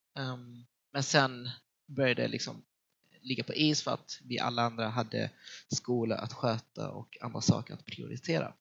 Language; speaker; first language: Swedish; early bilingual, other home language; Vietnamese